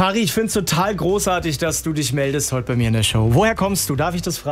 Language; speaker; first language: German; native; German